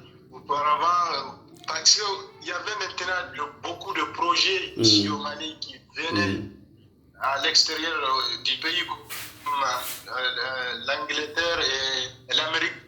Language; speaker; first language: French; non-native, local second language; Bambara